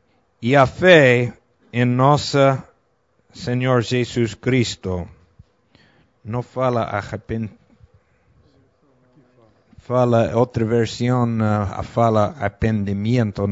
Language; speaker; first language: Portuguese; non-native, fluent; Spanish